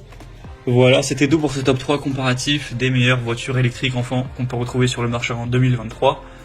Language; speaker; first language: French; native; French